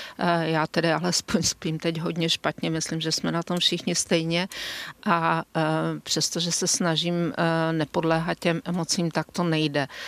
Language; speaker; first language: Czech; native; Czech